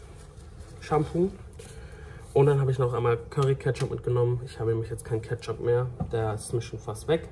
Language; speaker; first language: German; native; German